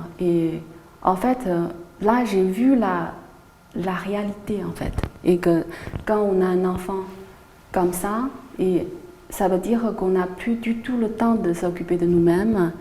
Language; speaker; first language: French; non-native, fluent; Chinese